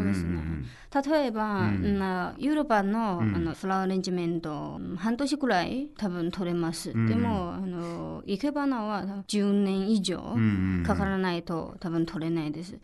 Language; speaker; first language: Japanese; non-native, learner; Chinese